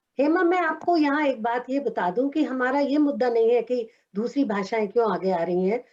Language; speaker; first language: Hindi; native; Hindi